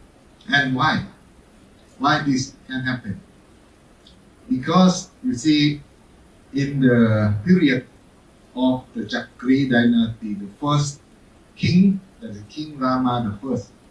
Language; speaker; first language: English; non-native, fluent; Thai